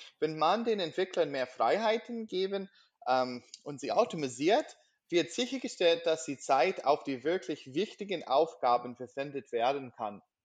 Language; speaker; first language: German; non-native, learner; English